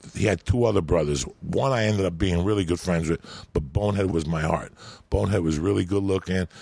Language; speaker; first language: English; early bilingual, other home language; Spanish